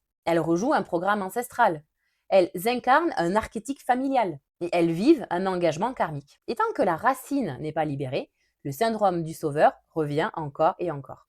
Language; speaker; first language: French; native; French